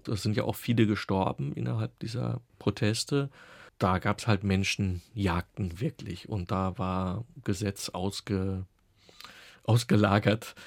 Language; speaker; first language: German; native; German